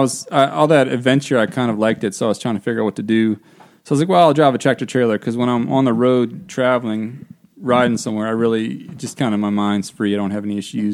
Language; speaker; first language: English; native; English